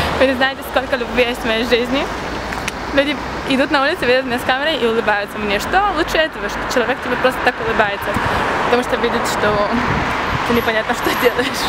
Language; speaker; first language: Russian; early bilingual, heritage; Russian